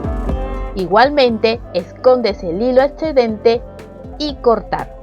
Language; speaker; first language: Spanish; native; Spanish